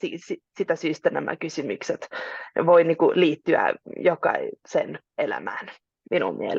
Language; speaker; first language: Finnish; non-native, local second language; Swedish